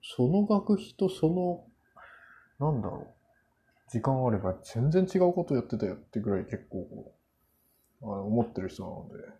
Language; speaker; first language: Japanese; non-native, fluent; Korean